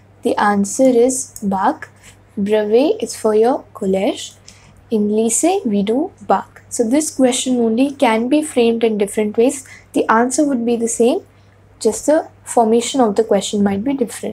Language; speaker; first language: English; non-native, local second language; Hindi